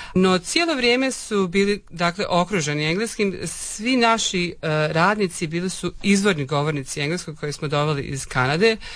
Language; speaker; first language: Croatian; native; Croatian